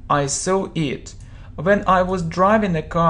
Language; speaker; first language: English; non-native, fluent; Russian